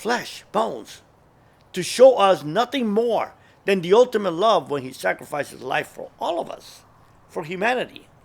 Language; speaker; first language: English; early bilingual, other home language; Spanish